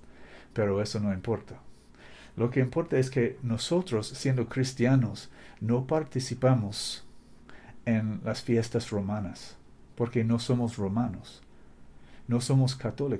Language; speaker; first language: Spanish; non-native, fluent; English